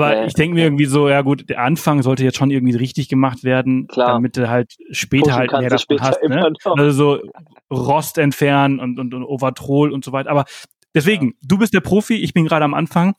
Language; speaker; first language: German; native; German